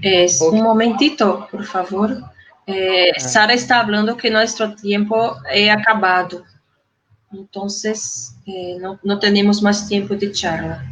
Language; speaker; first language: Spanish; non-native, fluent; Portuguese